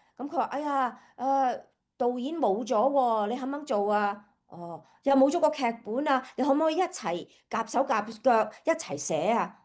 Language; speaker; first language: Cantonese; early bilingual, heritage; Cantonese